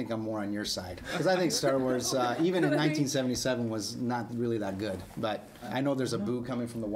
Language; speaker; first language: English; native; English